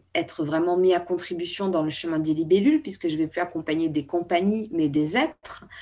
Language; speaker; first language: French; native; French